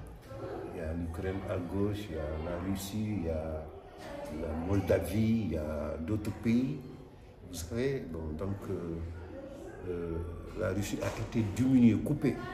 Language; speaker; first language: French; non-native, local second language; Wolof